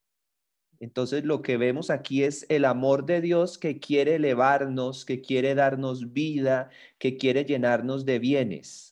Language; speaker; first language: Spanish; native; Spanish